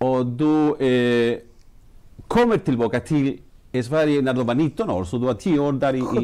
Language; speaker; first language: Swedish; non-native, fluent; Spanish